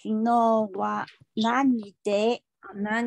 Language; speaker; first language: Japanese; non-native, learner; Chinese